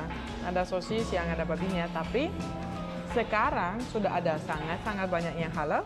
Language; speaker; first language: Indonesian; non-native, fluent; Russian